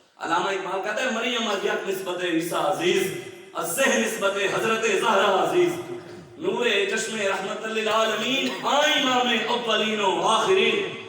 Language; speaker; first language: Urdu; non-native, local second language; Punjabi